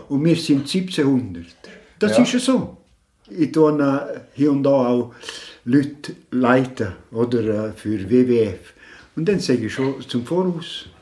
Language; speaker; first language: German; non-native, local second language; Romansh